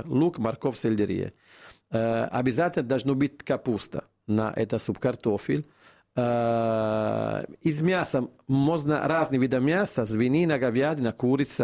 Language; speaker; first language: Russian; non-native, fluent; Italian